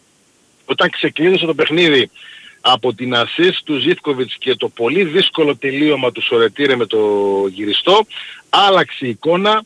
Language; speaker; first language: Greek; native; Greek